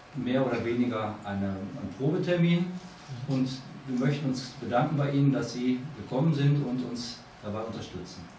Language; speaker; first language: German; native; German